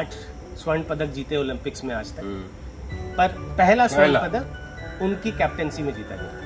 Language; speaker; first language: Hindi; native; Hindi